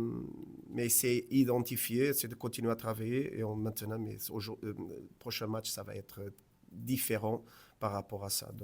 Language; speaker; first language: French; non-native, fluent; Portuguese